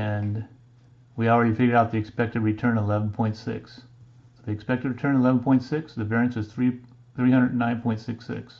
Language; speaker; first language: English; native; English